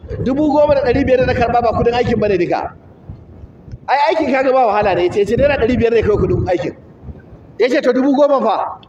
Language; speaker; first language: Hausa; native; Hausa